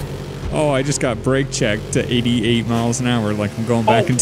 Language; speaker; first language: English; native; English